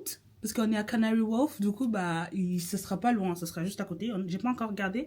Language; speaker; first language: French; native; French